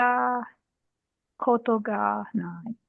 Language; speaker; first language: Japanese; non-native, learner; English